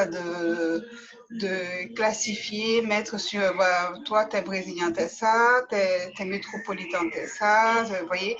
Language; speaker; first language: French; native; French